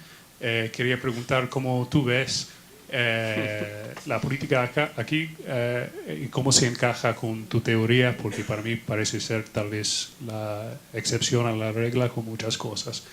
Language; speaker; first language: Spanish; non-native, fluent; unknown